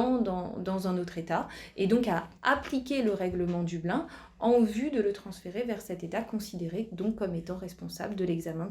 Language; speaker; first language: French; native; French